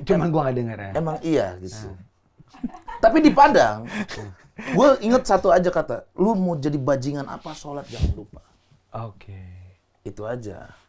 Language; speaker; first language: Indonesian; native; Indonesian